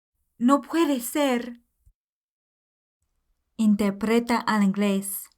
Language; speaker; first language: Spanish; non-native, fluent; English